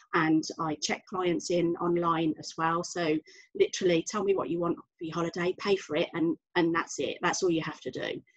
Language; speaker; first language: English; native; English